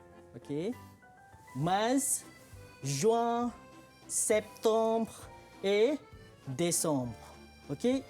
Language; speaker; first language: French; non-native, fluent; Malay